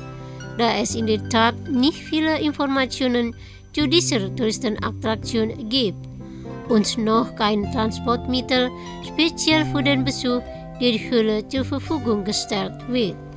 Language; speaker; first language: German; non-native, fluent; Indonesian